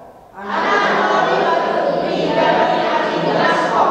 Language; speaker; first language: Arabic; non-native, learner; Indonesian